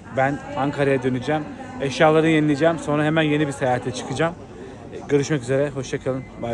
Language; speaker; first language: Turkish; native; Turkish